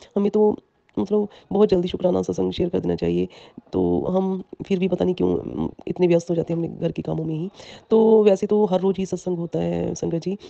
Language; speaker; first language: Hindi; non-native, local second language; Punjabi